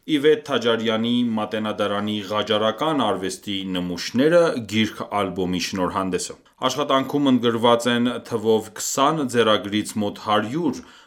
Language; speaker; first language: Armenian; early bilingual, heritage; Armenian